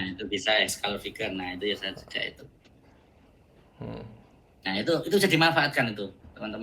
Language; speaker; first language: Indonesian; native; Indonesian